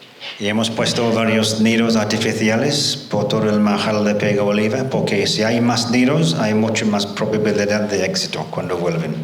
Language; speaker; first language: Spanish; non-native, fluent; English